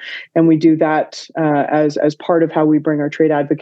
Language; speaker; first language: English; native; English